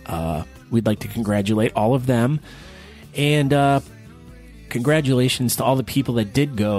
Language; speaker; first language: English; native; English